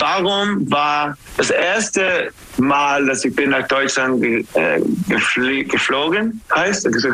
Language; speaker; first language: German; non-native, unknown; English